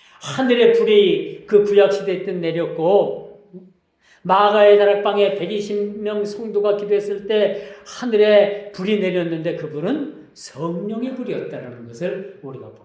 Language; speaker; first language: Korean; native; Korean